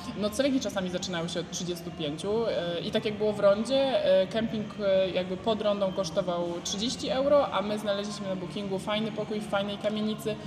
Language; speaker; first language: Polish; native; Polish